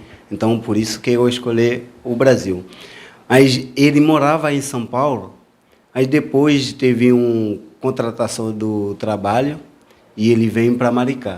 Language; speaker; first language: Portuguese; non-native, fluent; Haitian Creole